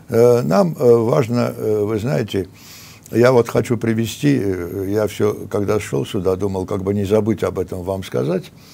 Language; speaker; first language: Russian; non-native, local second language; Armenian